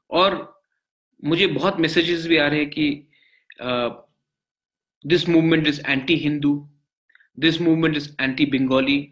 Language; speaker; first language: Hindi; non-native, local second language; Bangla